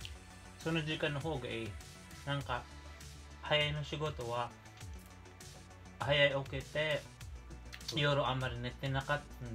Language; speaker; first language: Japanese; non-native, local second language; Filipino